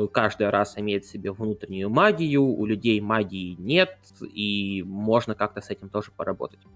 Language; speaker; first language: Russian; native; Russian